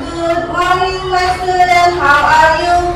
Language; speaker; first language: English; non-native, learner; Indonesian